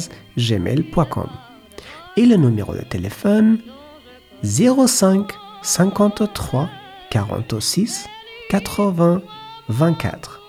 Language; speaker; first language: French; non-native, learner; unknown